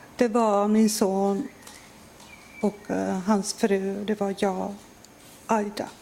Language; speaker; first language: Swedish; non-native, fluent; Persian